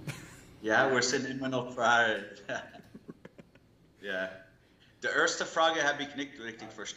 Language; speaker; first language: German; non-native, learner; English